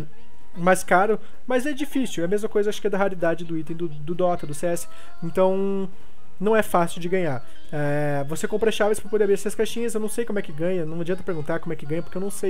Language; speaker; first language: Portuguese; native; Portuguese